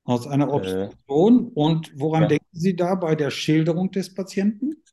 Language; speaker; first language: German; native; German